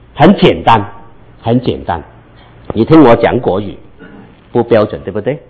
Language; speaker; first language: Chinese; non-native, local second language; Cantonese